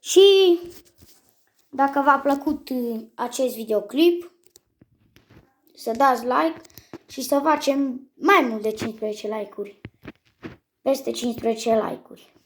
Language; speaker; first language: Romanian; native; Romanian